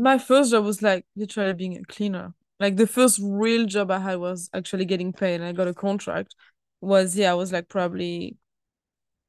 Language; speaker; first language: English; non-native, fluent; French